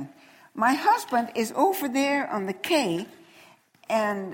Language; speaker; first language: English; non-native, fluent; Dutch